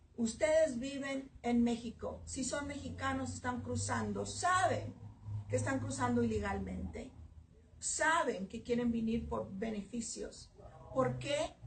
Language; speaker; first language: Spanish; early bilingual, heritage; Spanish